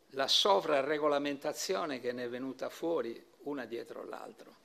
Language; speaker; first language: Italian; native; Italian